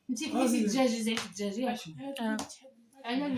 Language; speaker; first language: Arabic; native; Arabic